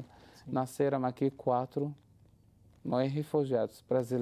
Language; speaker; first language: Portuguese; non-native, fluent; Arabic